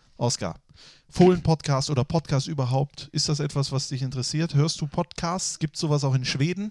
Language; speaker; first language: German; native; German